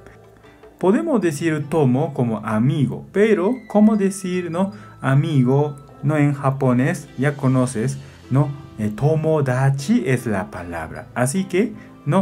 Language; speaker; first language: Spanish; non-native, fluent; Japanese